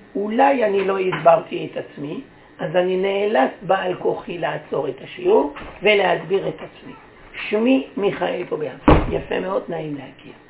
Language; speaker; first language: Hebrew; native; Hebrew